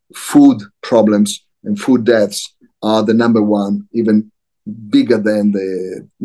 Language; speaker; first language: English; non-native, fluent; Italian